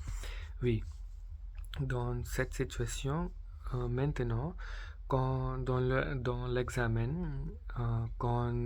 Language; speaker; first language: French; non-native, learner; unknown